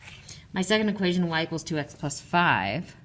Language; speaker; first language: English; native; English